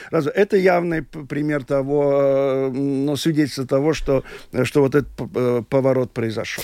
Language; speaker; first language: Russian; non-native, local second language; Latvian